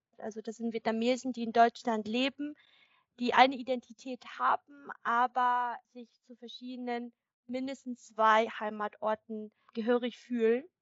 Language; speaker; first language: German; early bilingual, other home language; Vietnamese